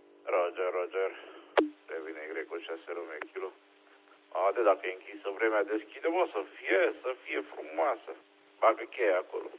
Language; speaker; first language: Romanian; native; Romanian